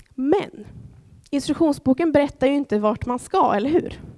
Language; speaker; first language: Swedish; native; Swedish